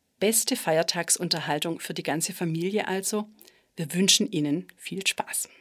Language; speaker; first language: German; native; German